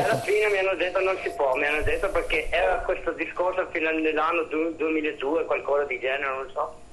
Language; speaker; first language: Italian; non-native, fluent; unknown